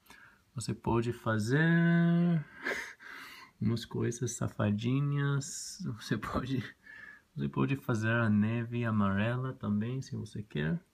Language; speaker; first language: Portuguese; non-native, learner; Spanish